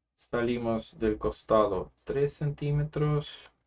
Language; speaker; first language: Spanish; non-native, fluent; Russian